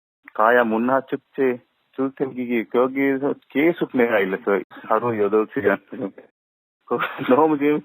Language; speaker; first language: Korean; non-native, learner; Sinhala